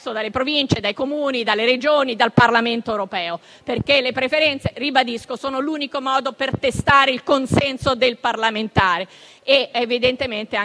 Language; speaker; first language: Italian; native; Italian